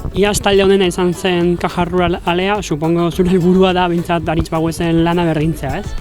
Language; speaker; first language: Basque; native; Basque